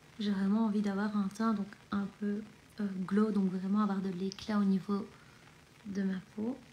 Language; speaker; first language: French; native; French